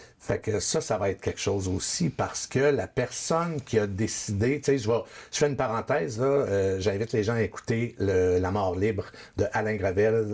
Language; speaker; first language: French; native; French